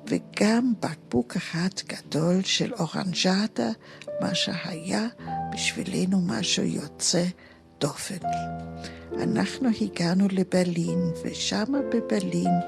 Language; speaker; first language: Hebrew; non-native, fluent; German